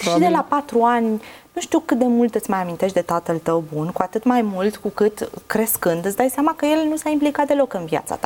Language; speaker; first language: Romanian; native; Romanian